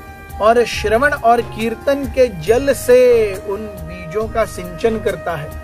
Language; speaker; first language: Hindi; native; Hindi